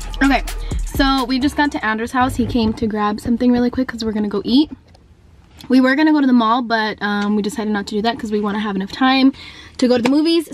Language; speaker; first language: English; early bilingual, other home language; Spanish